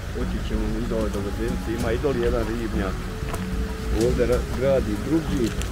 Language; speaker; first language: Bosnian; native; Bosnian